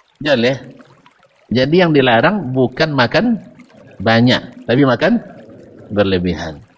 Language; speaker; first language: Malay; non-native, local second language; Minangkabau